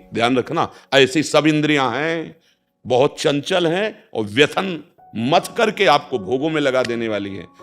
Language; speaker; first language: Hindi; native; Hindi